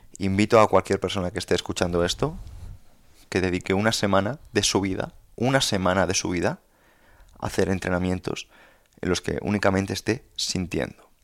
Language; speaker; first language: Spanish; native; Spanish